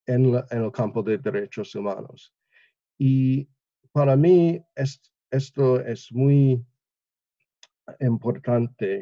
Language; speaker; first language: Spanish; non-native, learner; English